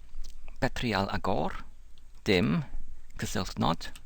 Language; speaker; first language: Welsh; non-native, fluent; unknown